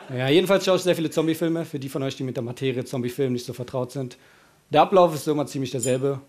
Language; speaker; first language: German; early bilingual, other home language; Persian